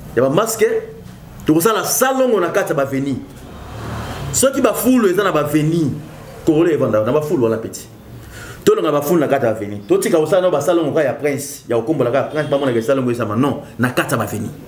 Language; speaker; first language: Lingala; native; Lingala